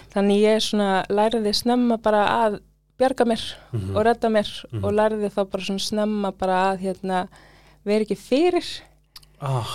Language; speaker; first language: Icelandic; early bilingual, other home language; English